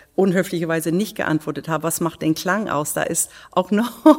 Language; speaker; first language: German; non-native, fluent; English